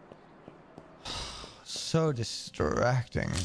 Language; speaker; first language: English; native; English